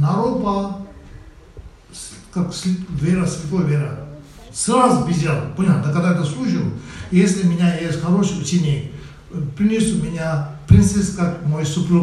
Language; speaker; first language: Russian; non-native, learner; Tibetan